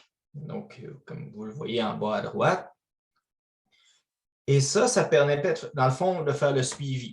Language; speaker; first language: French; native; French